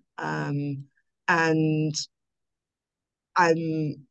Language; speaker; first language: English; non-native, local second language; North Ndebele